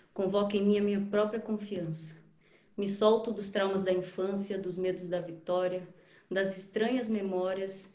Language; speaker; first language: Portuguese; native; Portuguese